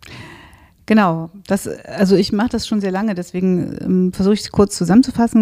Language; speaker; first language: German; native; German